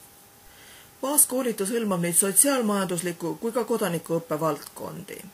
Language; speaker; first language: Estonian; native; Estonian